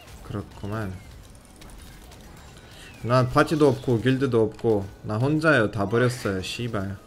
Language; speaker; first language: Korean; non-native, fluent; Russian